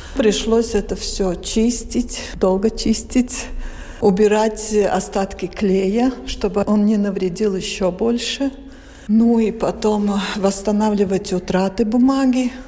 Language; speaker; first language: Russian; non-native, local second language; Latvian